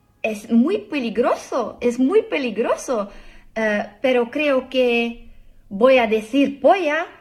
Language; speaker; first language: Spanish; non-native, learner; English